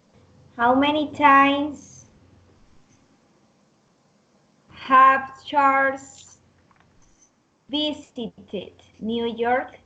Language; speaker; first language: English; non-native, learner; Spanish